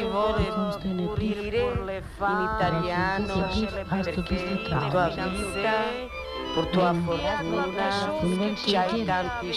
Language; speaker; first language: Italian; non-native, learner; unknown